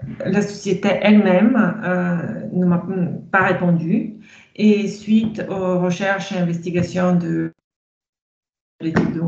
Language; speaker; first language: French; non-native, fluent; Bulgarian